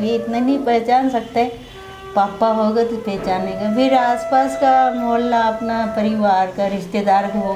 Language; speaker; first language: Hindi; early bilingual, other home language; Nepali